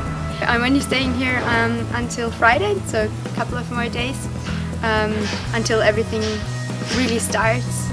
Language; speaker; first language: English; non-native, fluent; German